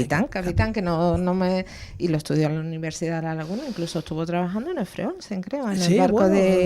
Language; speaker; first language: Spanish; native; Spanish